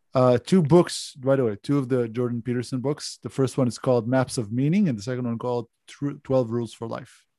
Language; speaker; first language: English; non-native, fluent; Hebrew